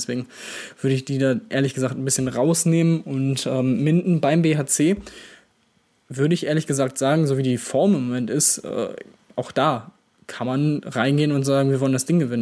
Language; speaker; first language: German; native; German